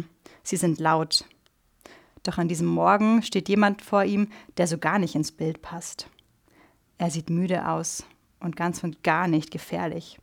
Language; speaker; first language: German; native; German